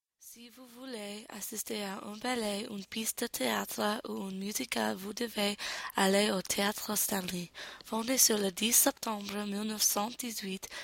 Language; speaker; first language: French; non-native, learner; English